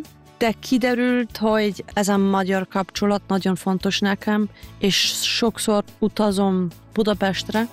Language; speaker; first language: Hungarian; non-native, fluent; German